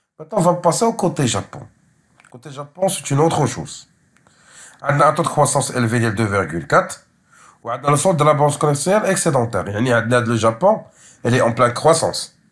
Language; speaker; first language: French; non-native, local second language; Arabic